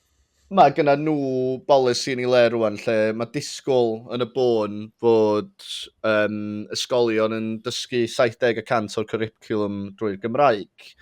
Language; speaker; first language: Welsh; native; Welsh